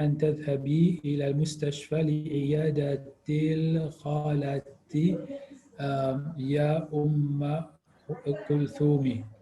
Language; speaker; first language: Arabic; non-native, learner; English